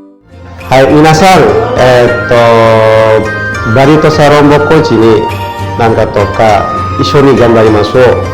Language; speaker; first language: Japanese; non-native, learner; Indonesian